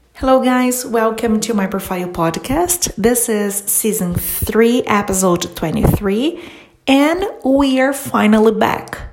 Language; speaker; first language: English; non-native, fluent; Portuguese